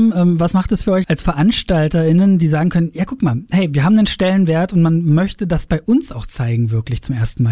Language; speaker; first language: German; native; German